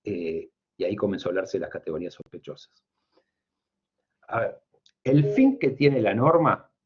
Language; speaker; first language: Spanish; native; Spanish